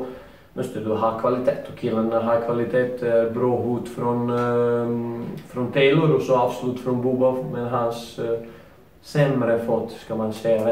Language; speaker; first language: Swedish; non-native, learner; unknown